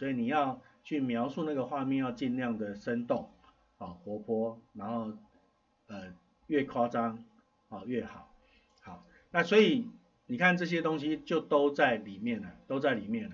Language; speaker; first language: Chinese; native; Chinese